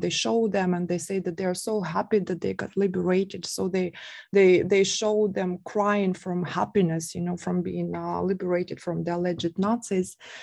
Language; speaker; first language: English; non-native, fluent; Russian